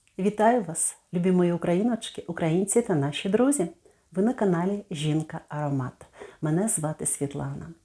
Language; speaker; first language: Ukrainian; native; Ukrainian